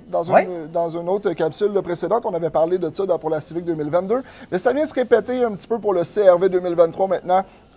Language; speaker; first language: French; native; French